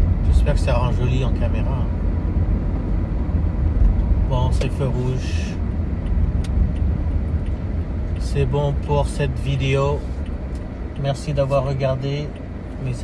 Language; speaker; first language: French; early bilingual, heritage; French